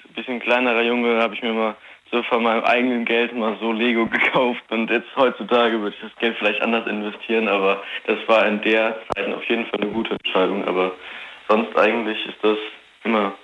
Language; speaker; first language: German; native; German